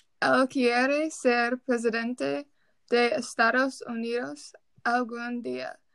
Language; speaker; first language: Spanish; non-native, learner; English